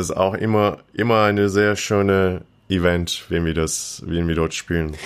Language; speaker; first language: German; non-native, fluent; Turkish